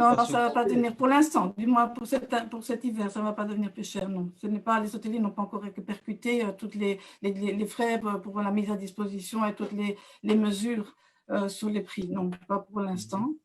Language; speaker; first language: French; native; French